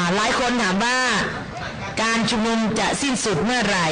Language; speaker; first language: Thai; native; Thai